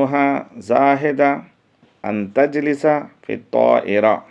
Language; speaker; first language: Arabic; non-native, fluent; Urdu